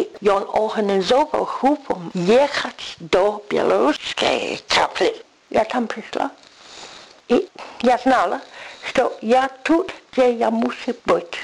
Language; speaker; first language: Polish; non-native, learner; English